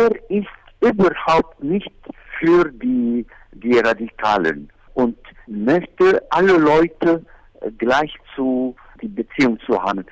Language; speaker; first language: German; non-native, fluent; Arabic